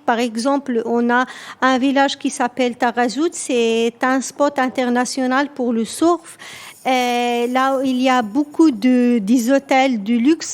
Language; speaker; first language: French; non-native, local second language; Berber languages